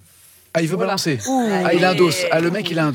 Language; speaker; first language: French; native; French